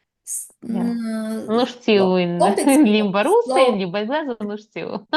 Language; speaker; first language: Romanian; non-native, learner; Russian